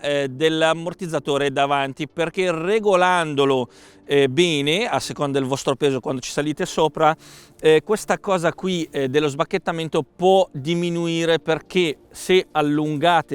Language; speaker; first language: Italian; native; Italian